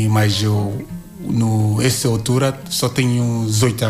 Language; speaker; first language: Portuguese; non-native, learner; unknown